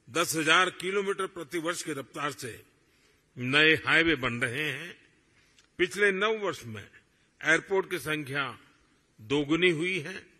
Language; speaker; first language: Hindi; non-native, local second language; Gujarati